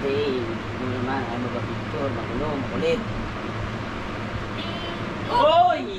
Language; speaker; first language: Filipino; native; Filipino